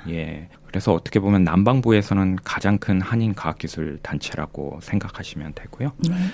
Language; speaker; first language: Korean; native; Korean